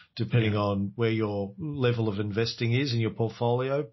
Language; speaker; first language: English; native; English